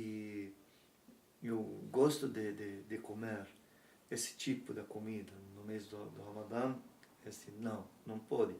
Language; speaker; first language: Portuguese; non-native, learner; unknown